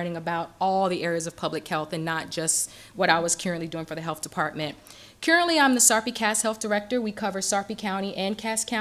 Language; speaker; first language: English; native; English